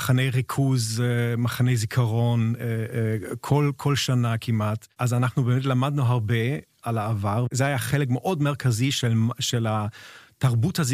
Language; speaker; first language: Hebrew; non-native, fluent; German